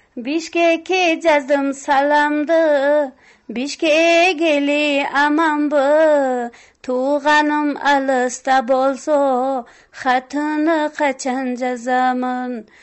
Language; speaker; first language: Kyrgyz; non-native, local second language; Tajik